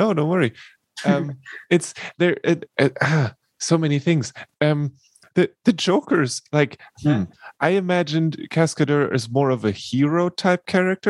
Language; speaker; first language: English; non-native, fluent; German